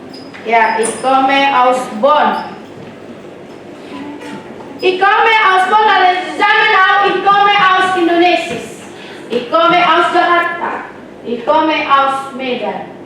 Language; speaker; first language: German; non-native, learner; Indonesian